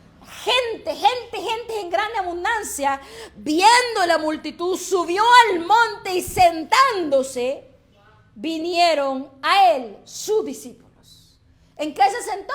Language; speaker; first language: Spanish; native; Spanish